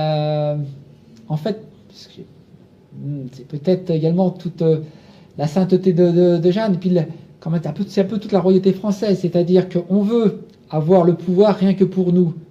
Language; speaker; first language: French; native; French